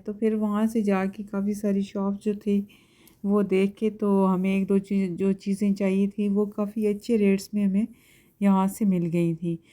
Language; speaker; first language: Urdu; native; Urdu